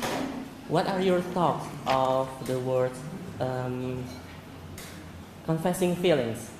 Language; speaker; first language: English; non-native, learner; Indonesian